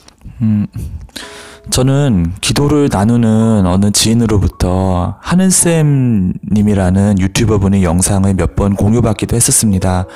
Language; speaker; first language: Korean; native; Korean